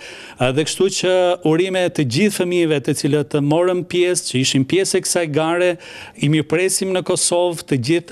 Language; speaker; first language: Albanian; native; Albanian